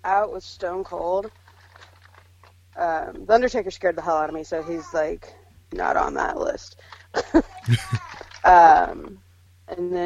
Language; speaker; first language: English; native; English